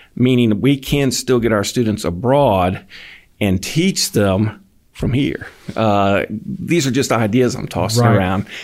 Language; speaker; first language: English; native; English